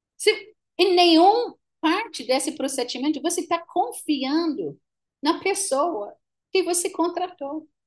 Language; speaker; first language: Portuguese; non-native, fluent; English